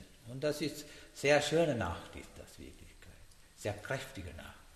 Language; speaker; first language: German; non-native, learner; Sinhala